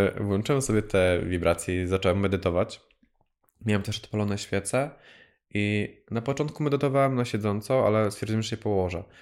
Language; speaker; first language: Polish; native; Polish